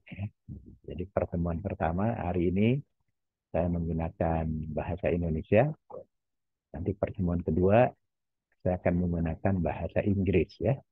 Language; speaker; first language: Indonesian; non-native, local second language; Javanese